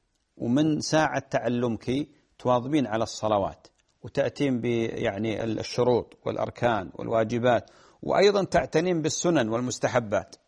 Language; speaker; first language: Arabic; native; Arabic